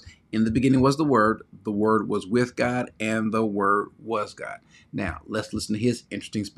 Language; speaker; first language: English; native; English